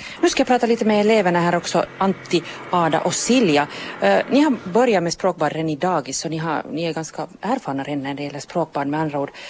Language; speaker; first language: Swedish; native; Swedish